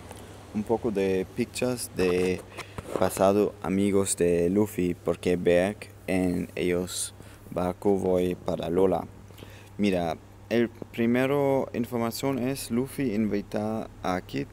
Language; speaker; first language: Spanish; non-native, learner; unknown